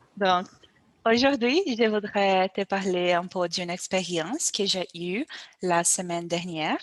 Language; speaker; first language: French; non-native, learner; Portuguese